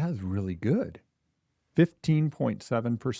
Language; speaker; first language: English; native; English